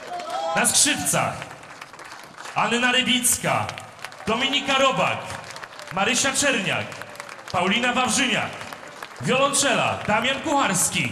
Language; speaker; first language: Polish; native; Polish